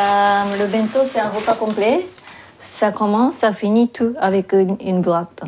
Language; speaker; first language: French; non-native, fluent; Japanese